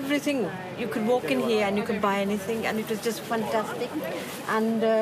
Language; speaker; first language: English; non-native, local second language; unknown